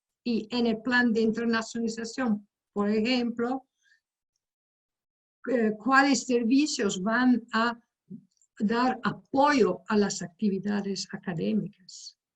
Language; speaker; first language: Spanish; non-native, fluent; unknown